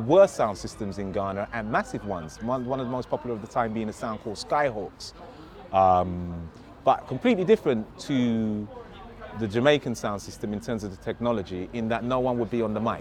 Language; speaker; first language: English; native; English